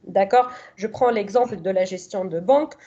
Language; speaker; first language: French; non-native, local second language; Arabic